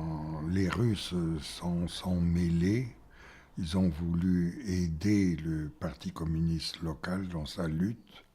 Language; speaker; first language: French; non-native, fluent; Bulgarian